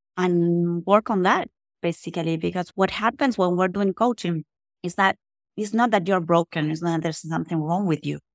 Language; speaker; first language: English; non-native, fluent; Spanish